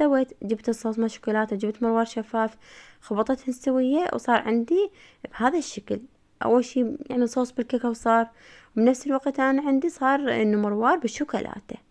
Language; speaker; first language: Arabic; native; Arabic